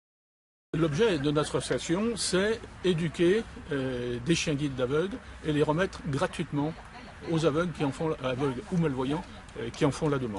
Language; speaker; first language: French; native; French